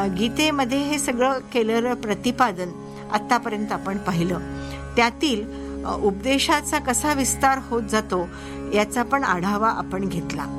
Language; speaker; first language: Marathi; native; Marathi